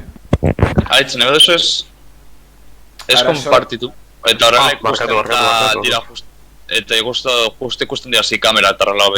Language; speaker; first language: Basque; non-native, local second language; Spanish